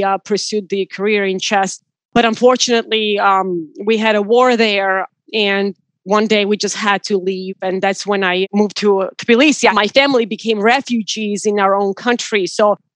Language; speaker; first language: English; non-native, fluent; Georgian